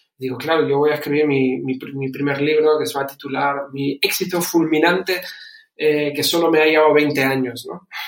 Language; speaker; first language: Spanish; early bilingual, other home language; German